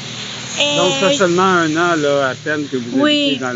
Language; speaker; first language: French; native; French